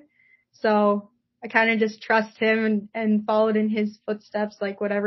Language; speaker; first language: English; native; English